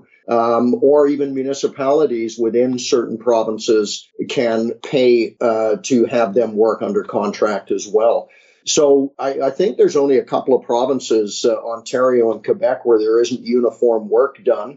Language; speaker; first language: English; native; English